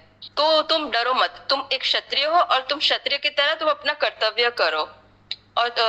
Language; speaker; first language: Hindi; native; Hindi